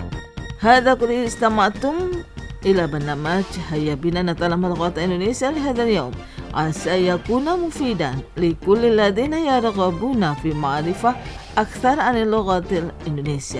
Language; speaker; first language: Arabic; non-native, fluent; Indonesian